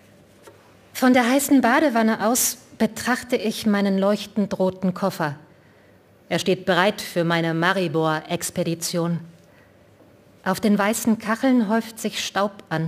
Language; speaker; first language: German; native; German